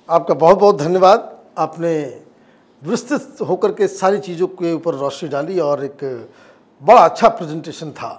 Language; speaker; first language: Hindi; native; Hindi